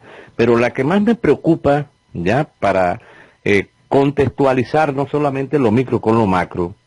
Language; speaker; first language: Spanish; native; Spanish